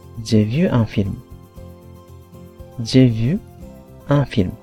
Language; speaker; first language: French; non-native, fluent; Japanese